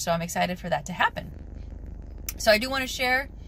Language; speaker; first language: English; native; English